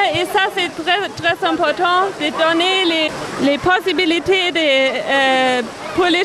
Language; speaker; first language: French; non-native, fluent; German